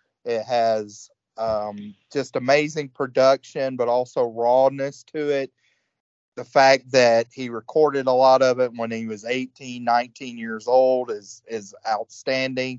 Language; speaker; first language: English; native; English